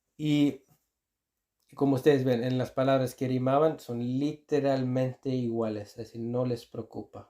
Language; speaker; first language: Spanish; non-native, fluent; Icelandic